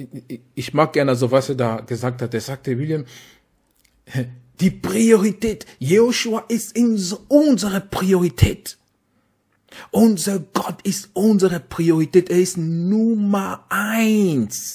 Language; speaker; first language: German; non-native, fluent; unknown